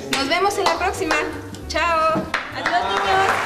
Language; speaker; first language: Spanish; native; Spanish